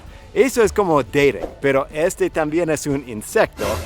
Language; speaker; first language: Spanish; non-native, fluent; English